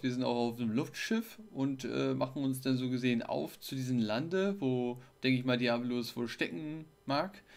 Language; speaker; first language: German; native; German